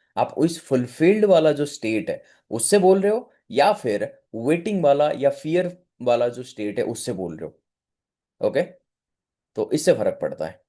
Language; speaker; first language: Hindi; non-native, local second language; Odia